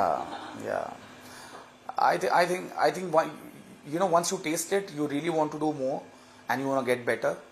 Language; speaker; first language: English; non-native, local second language; Hindi